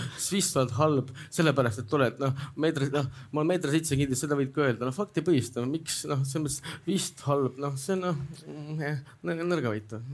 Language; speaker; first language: Estonian; non-native, local second language; Russian